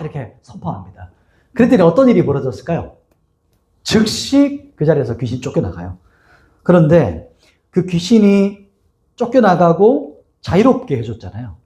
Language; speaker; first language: Korean; native; Korean